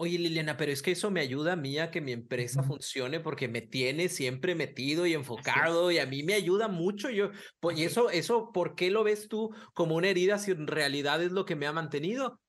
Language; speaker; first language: Spanish; native; Spanish